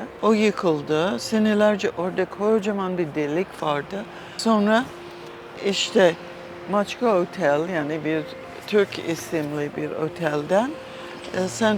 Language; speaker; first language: Turkish; non-native, fluent; English